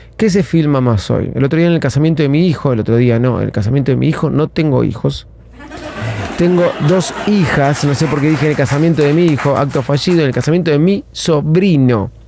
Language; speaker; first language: Spanish; native; Spanish